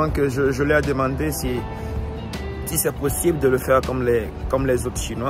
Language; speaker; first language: French; non-native, local second language; Ewe